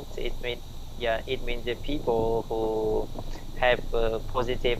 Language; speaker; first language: English; non-native, learner; Vietnamese